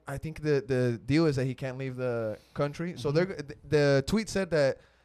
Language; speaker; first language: English; early bilingual, other home language; Spanish